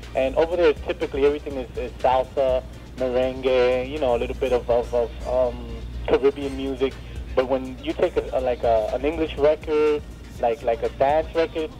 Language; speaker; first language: English; native; English